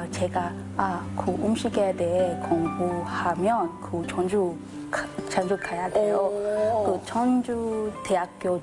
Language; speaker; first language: Korean; non-native, learner; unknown